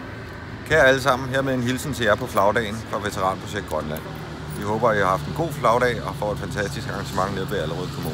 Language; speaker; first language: Danish; native; Danish